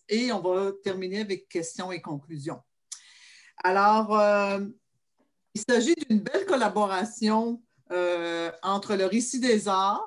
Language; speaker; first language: French; native; French